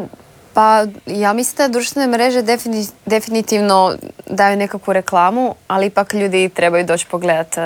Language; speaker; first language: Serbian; non-native, fluent; Russian